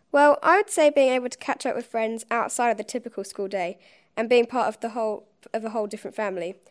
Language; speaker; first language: English; non-native, fluent; Russian